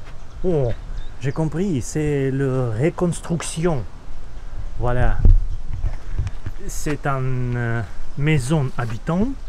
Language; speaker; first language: French; non-native, learner; Russian